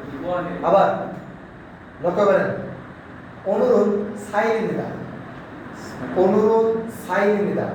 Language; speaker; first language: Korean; non-native, learner; Bangla